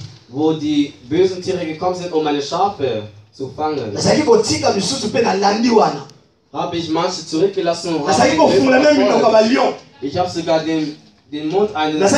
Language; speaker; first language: German; non-native, learner; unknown